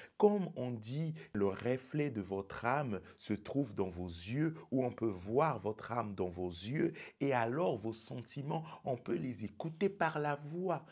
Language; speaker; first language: French; non-native, local second language; Lingala